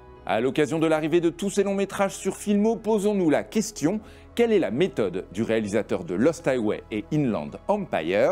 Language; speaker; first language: French; native; French